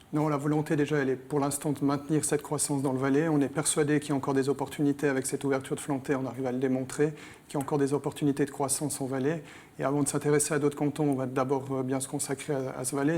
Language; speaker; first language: French; native; French